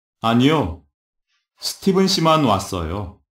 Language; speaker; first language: Korean; non-native, fluent; Vietnamese